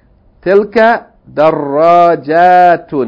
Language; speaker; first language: Arabic; non-native, fluent; English